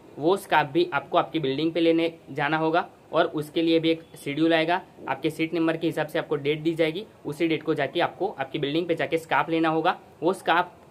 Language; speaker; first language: Hindi; non-native, local second language; Gujarati